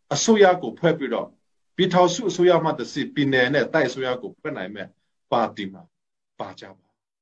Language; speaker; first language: Burmese; non-native, local second language; Hakha Chin